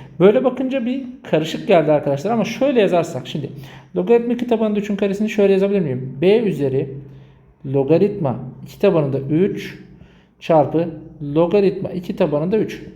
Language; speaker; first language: Turkish; native; Turkish